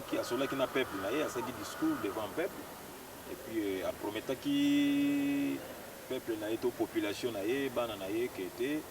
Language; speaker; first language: Lingala; non-native, local second language; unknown